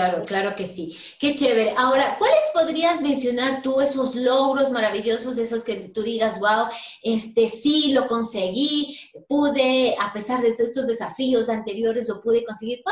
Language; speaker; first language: Spanish; native; Spanish